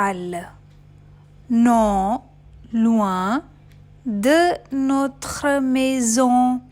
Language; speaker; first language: French; non-native, fluent; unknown